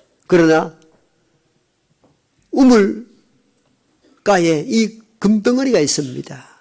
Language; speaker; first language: Korean; native; Korean